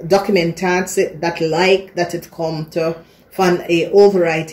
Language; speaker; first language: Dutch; non-native, learner; English